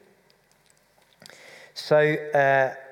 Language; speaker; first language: English; native; English